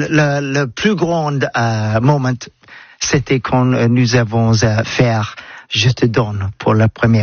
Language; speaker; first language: French; non-native, learner; English